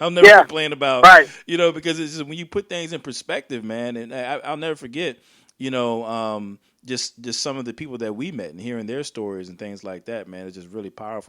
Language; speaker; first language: English; native; English